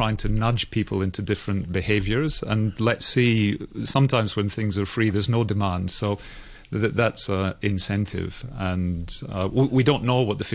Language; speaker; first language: English; native; English